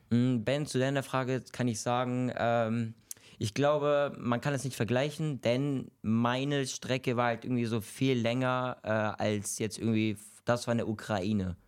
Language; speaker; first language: German; early bilingual, other home language; Kurdish